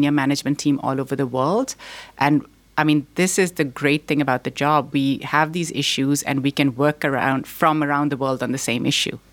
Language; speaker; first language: English; non-native, local second language; Urdu